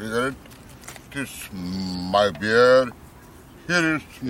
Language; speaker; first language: English; non-native, learner; Romany